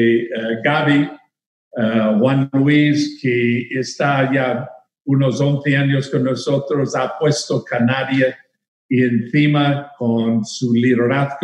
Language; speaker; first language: Spanish; non-native, fluent; English